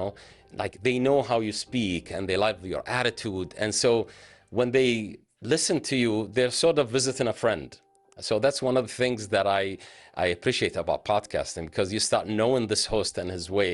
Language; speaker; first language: English; non-native, fluent; Arabic